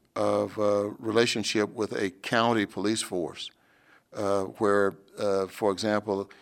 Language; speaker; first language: English; native; English